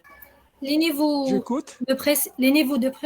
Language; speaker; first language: French; non-native, local second language; Arabic